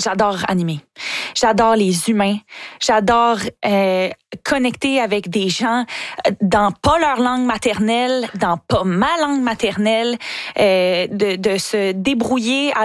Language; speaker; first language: French; native; French